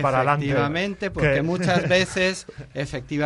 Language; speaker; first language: Spanish; native; Spanish